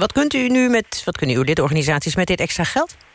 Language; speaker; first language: Dutch; native; Dutch